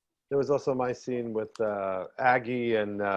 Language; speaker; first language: English; native; English